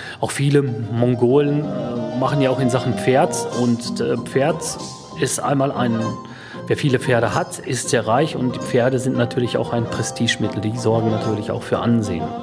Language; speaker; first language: German; native; German